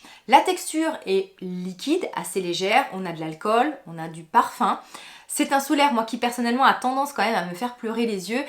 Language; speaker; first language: French; native; French